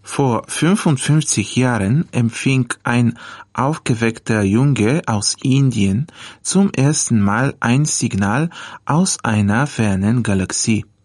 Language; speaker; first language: German; non-native, fluent; Bulgarian